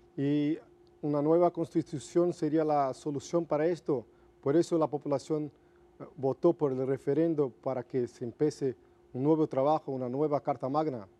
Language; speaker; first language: Spanish; non-native, fluent; Portuguese